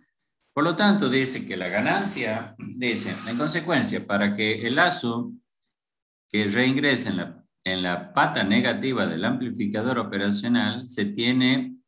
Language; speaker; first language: Spanish; native; Spanish